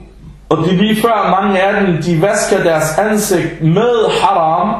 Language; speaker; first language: Danish; early bilingual, other home language; Arabic